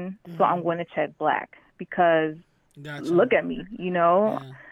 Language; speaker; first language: English; native; English